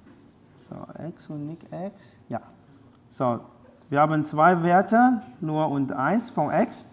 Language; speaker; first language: German; non-native, fluent; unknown